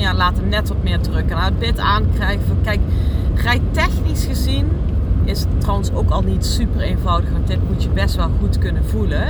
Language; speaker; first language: Dutch; native; Dutch